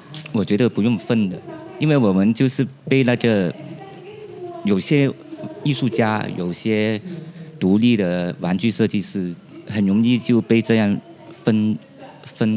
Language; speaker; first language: Chinese; non-native, local second language; Cantonese